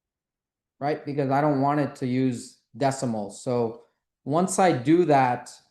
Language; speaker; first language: English; native; English